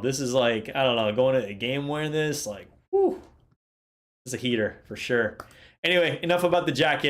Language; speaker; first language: English; native; English